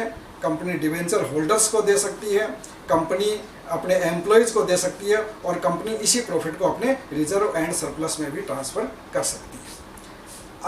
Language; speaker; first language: Hindi; native; Hindi